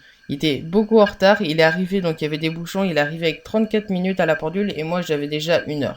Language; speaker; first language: French; native; French